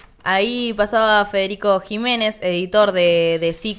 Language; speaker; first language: Spanish; native; Spanish